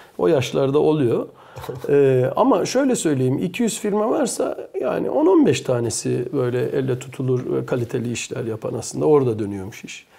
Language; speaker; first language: Turkish; early bilingual, heritage; Turkish